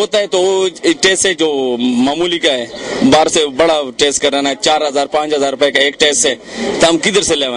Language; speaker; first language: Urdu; non-native, local second language; Pashto